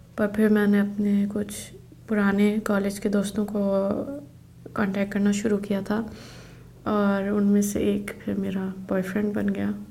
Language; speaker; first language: Urdu; native; Urdu